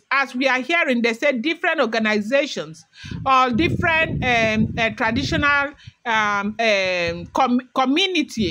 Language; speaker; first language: English; non-native, local second language; Yoruba